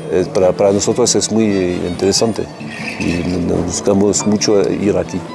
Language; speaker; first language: Spanish; non-native, learner; French